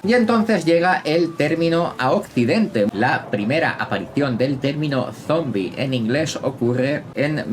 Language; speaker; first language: Spanish; native; Spanish